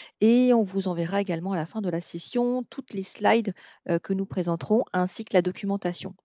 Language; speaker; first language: French; native; French